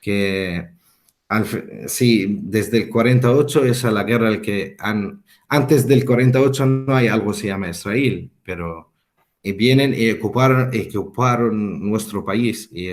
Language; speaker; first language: Spanish; non-native, fluent; Arabic